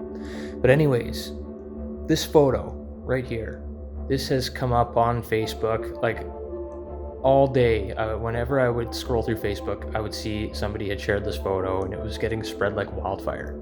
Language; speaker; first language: English; native; English